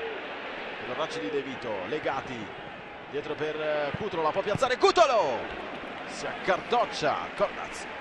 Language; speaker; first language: Italian; native; Italian